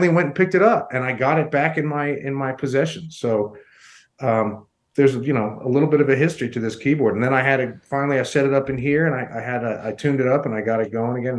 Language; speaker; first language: English; native; English